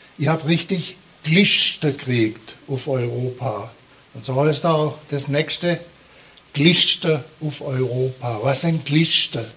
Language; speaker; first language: German; native; German